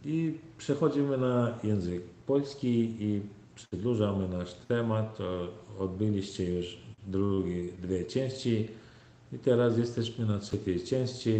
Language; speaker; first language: Polish; non-native, learner; Turkmen